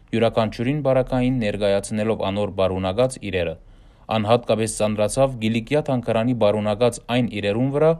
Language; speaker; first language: Armenian; early bilingual, heritage; Armenian